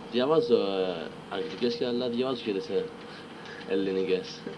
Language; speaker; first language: Greek; early bilingual, heritage; Greek